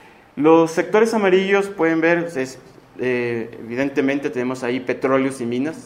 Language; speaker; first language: Spanish; native; Spanish